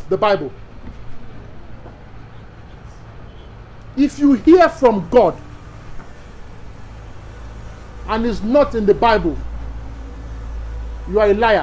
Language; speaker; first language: English; non-native, local second language; Yoruba